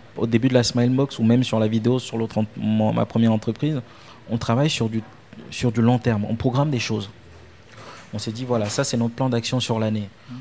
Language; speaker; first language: French; non-native, local second language; Ewe